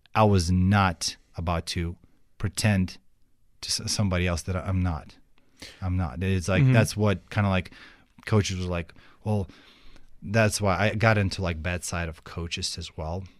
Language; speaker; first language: English; non-native, fluent; Ukrainian